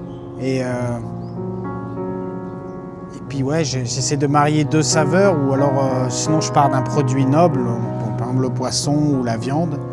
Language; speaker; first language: French; native; French